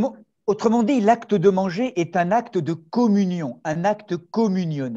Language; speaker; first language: French; native; French